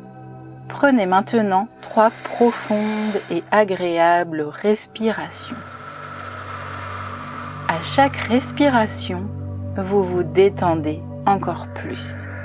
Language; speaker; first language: French; native; French